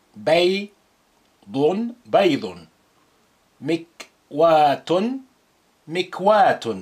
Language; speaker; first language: Arabic; non-native, fluent; English